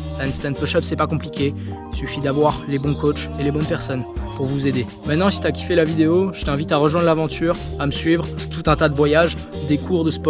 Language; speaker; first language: French; native; French